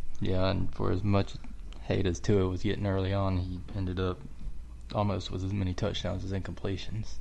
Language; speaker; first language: English; native; English